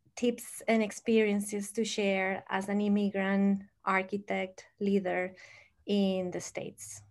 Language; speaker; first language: English; non-native, fluent; Spanish